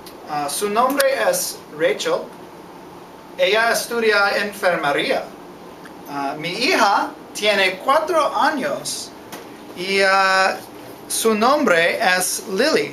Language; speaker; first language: Spanish; non-native, learner; English